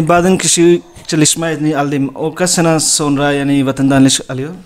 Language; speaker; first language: Turkish; non-native, learner; Urdu